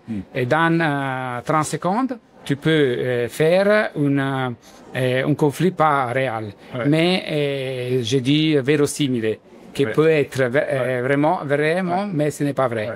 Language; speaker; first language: French; non-native, learner; Italian